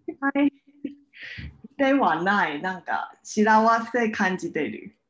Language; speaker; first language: Japanese; non-native, learner; Chinese